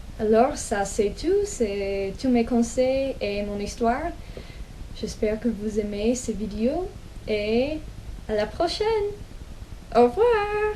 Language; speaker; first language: French; non-native, fluent; English